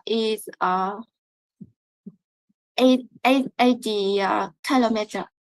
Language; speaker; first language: English; non-native, learner; Vietnamese